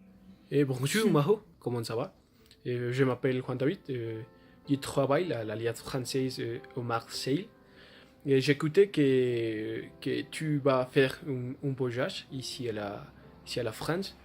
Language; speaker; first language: French; non-native, learner; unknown